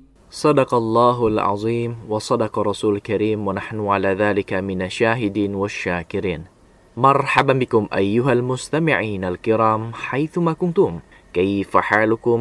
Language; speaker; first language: Arabic; non-native, fluent; Indonesian